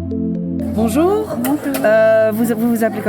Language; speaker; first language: French; native; French